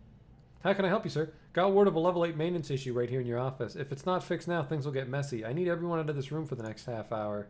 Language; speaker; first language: English; native; English